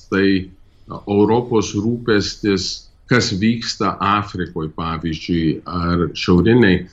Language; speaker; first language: Lithuanian; early bilingual, heritage; Lithuanian